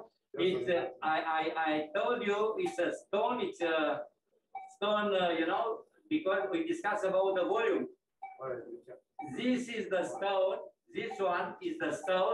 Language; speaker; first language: English; non-native, fluent; Romanian